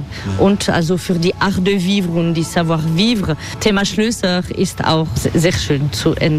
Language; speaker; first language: German; non-native, fluent; French